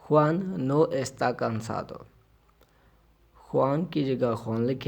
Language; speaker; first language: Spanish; non-native, fluent; Urdu